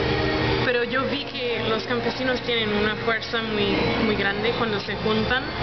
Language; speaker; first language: Spanish; non-native, fluent; English